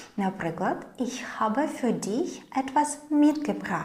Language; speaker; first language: German; non-native, fluent; Ukrainian